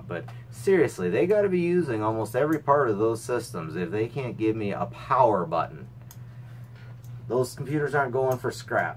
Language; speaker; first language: English; native; English